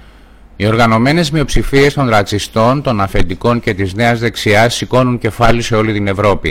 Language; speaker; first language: Greek; native; Greek